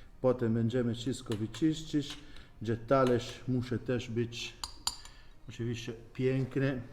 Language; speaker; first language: Polish; non-native, learner; Italian